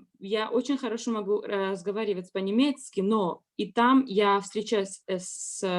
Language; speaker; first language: Russian; non-native, learner; Georgian